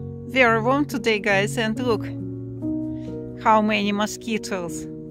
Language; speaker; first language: English; non-native, fluent; Russian